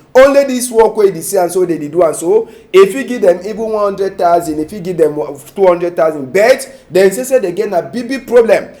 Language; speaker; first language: Nigerian Pidgin; native; Nigerian Pidgin